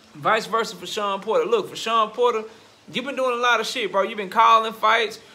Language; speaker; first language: English; native; English